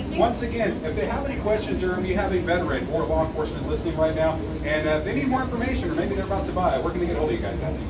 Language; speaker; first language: English; native; English